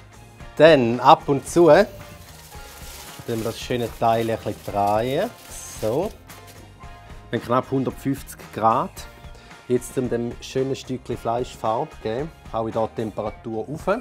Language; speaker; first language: German; native; German